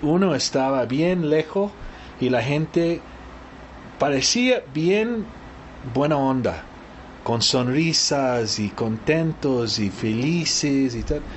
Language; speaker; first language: Spanish; early bilingual, heritage; Spanish